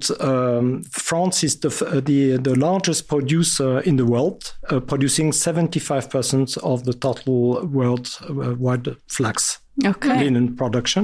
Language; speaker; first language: English; non-native, fluent; French